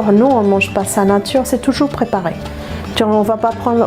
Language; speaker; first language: French; non-native, fluent; Spanish